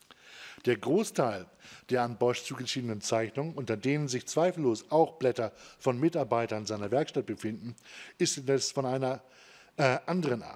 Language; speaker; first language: German; native; German